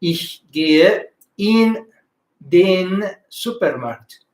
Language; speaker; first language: German; non-native, fluent; Spanish